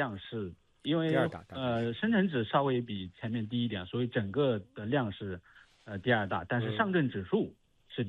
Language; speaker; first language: Chinese; native; Chinese